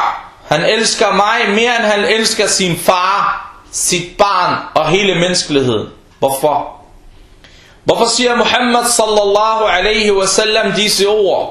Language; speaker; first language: Danish; early bilingual, other home language; Arabic